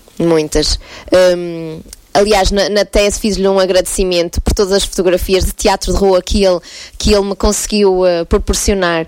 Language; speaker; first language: Portuguese; native; Portuguese